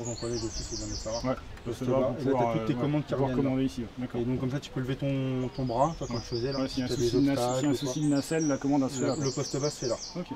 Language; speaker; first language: French; native; French